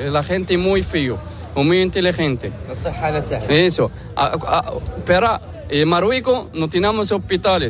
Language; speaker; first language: Spanish; non-native, learner; Arabic